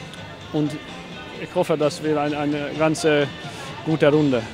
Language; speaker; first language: German; non-native, learner; Hungarian